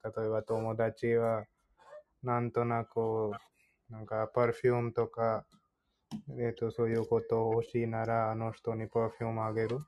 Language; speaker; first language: Japanese; non-native, fluent; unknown